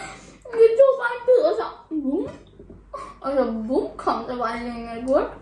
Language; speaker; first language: Danish; early bilingual, other home language; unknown